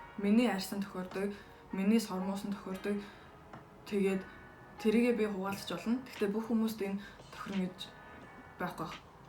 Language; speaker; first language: Mongolian; early bilingual, heritage; Mongolian